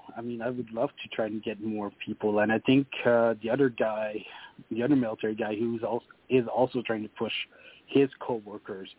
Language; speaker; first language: English; non-native, fluent; French